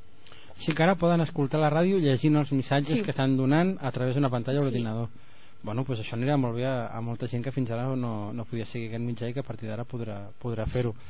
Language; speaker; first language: Catalan; native; Catalan